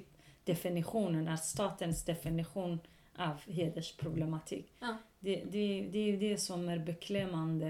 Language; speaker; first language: Swedish; non-native, local second language; Kurdish